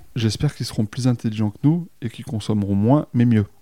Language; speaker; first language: French; native; French